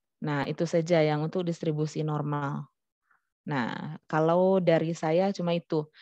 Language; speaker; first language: Indonesian; non-native, local second language; Minangkabau